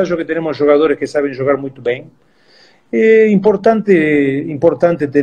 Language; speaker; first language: Portuguese; non-native, fluent; Spanish